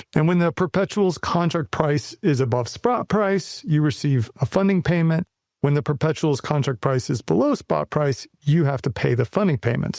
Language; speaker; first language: English; native; English